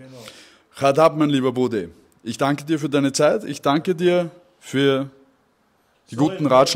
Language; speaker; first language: German; native; German